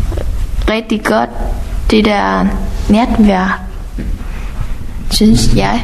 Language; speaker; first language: Danish; non-native, fluent; Vietnamese